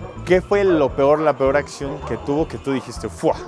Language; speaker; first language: Spanish; native; Spanish